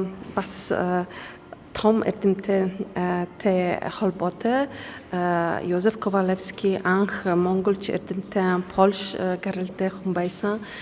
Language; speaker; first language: Mongolian; non-native, fluent; Polish